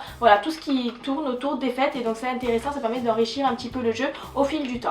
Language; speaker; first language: French; native; French